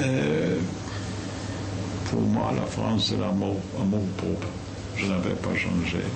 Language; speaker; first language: French; non-native, fluent; Yiddish